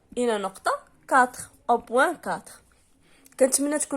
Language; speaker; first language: Arabic; native; Arabic